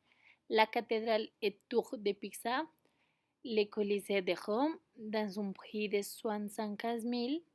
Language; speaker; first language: French; non-native, learner; Spanish